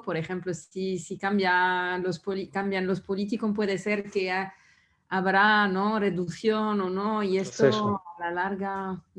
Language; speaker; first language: Spanish; non-native, fluent; French